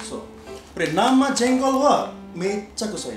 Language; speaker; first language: Japanese; non-native, learner; Indonesian